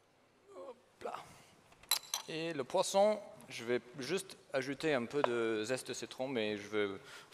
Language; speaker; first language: French; non-native, fluent; English